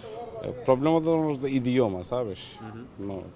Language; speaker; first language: Portuguese; non-native, learner; Bangla